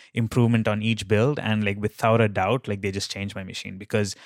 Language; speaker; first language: English; non-native, local second language; Tamil